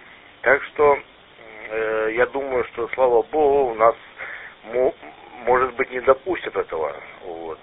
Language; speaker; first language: Russian; native; Russian